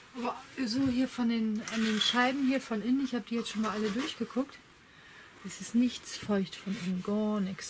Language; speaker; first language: German; native; German